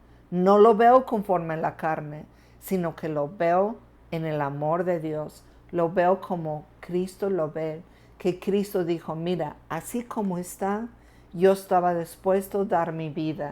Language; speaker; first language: Spanish; non-native, fluent; English